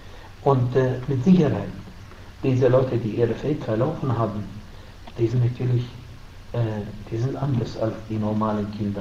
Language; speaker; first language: German; non-native, fluent; Arabic